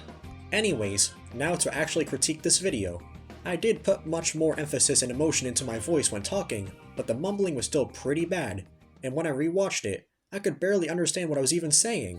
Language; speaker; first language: English; native; English